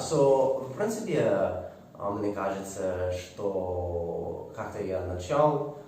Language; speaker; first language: Russian; non-native, learner; English